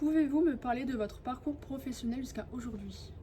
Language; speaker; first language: French; native; French